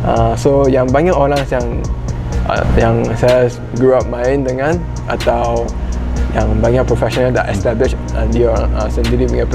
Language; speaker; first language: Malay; non-native, local second language; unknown